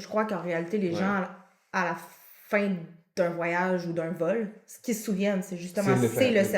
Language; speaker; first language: French; native; French